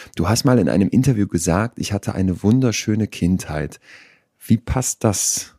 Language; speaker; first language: German; native; German